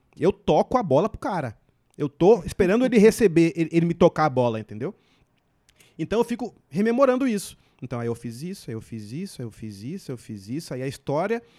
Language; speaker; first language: Portuguese; native; Portuguese